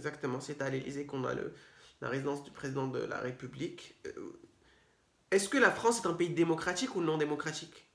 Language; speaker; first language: French; native; French